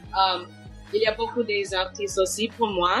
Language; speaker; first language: French; non-native, local second language; English